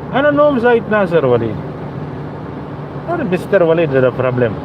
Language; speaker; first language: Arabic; non-native, learner; Filipino